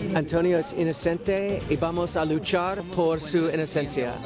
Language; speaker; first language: Spanish; non-native, learner; English